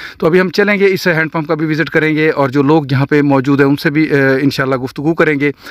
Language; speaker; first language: Urdu; non-native, local second language; Punjabi